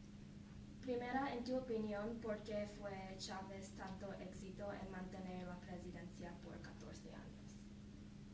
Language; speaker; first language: Spanish; non-native, learner; English